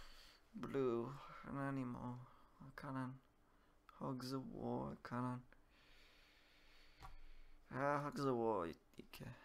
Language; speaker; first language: Japanese; non-native, learner; English